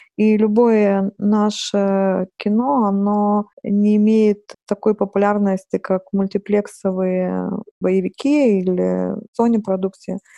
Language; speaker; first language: Russian; non-native, fluent; Lithuanian